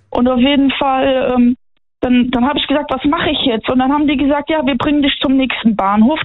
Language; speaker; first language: German; native; German